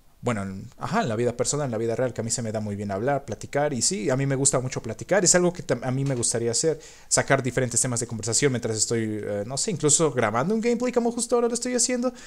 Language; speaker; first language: Spanish; native; Spanish